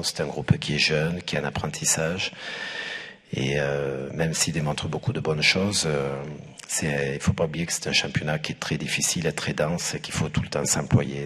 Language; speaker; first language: French; native; French